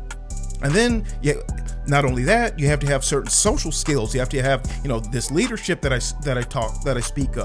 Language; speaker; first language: English; native; English